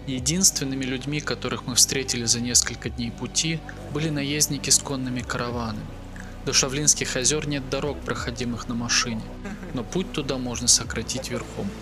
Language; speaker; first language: Russian; native; Russian